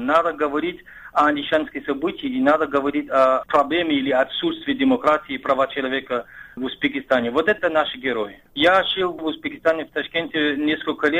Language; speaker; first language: Russian; non-native, fluent; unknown